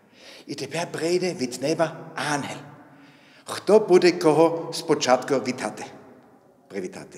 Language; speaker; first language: Ukrainian; non-native, fluent; German